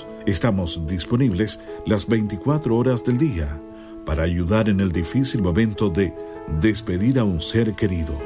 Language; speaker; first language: Spanish; native; Spanish